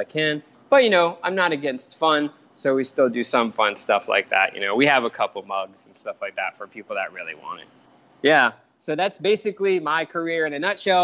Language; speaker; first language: English; native; English